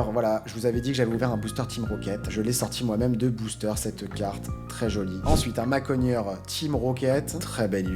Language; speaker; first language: French; native; French